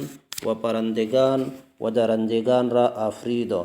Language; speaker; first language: Persian; non-native, fluent; Urdu